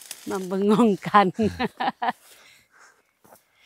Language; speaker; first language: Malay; non-native, local second language; Javanese